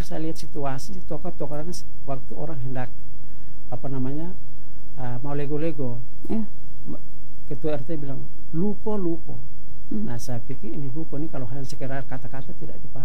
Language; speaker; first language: Indonesian; non-native, local second language; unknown